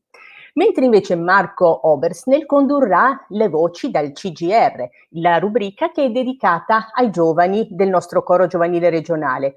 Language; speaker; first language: Italian; native; Italian